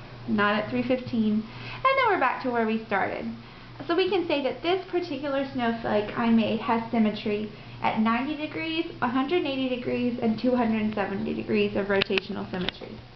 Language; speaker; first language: English; native; English